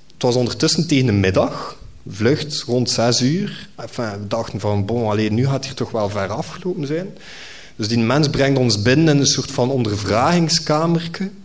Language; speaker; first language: Dutch; native; Dutch